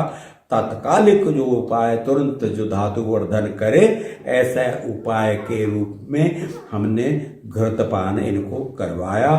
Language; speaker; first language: Hindi; native; Hindi